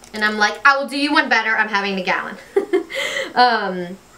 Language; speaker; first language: English; native; English